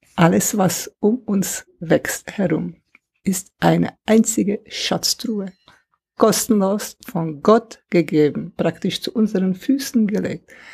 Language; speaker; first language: German; non-native, fluent; Czech